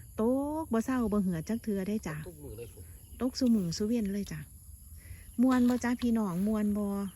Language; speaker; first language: Thai; native; Thai